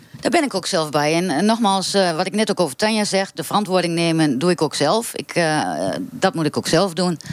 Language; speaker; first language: Dutch; native; Dutch